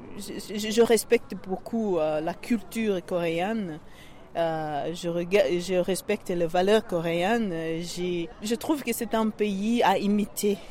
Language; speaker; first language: French; non-native, local second language; Kinyarwanda